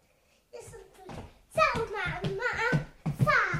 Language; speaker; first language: Italian; early bilingual, heritage; Italian